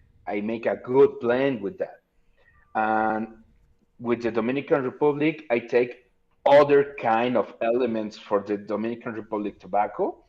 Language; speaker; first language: English; non-native, learner; Spanish